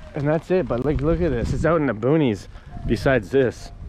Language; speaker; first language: English; non-native, fluent; Croatian